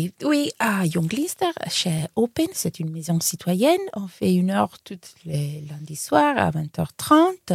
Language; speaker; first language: French; non-native, fluent; Italian